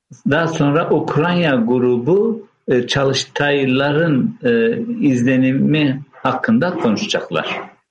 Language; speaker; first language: Turkish; native; Turkish